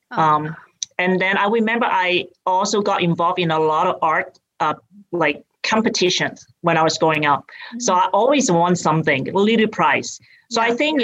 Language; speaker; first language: English; native; English